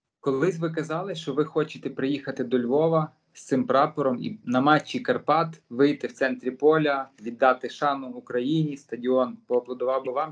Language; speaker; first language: Ukrainian; native; Ukrainian